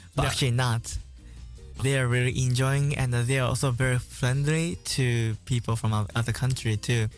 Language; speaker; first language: English; non-native, learner; Japanese